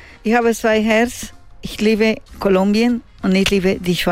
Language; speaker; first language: German; non-native, learner; Spanish